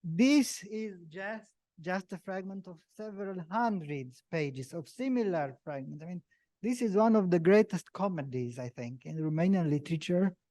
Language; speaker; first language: English; non-native, fluent; Romanian